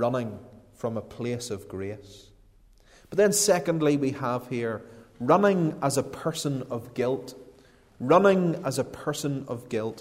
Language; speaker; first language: English; native; English